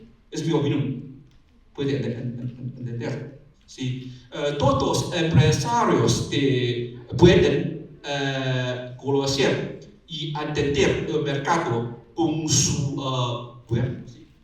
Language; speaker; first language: Spanish; non-native, learner; Chinese